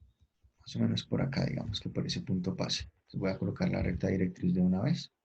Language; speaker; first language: Spanish; native; Spanish